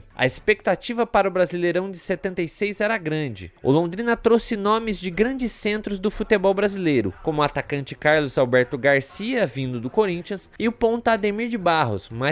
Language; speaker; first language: Portuguese; native; Portuguese